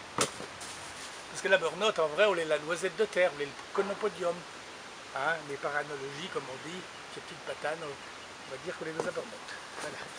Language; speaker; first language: French; native; French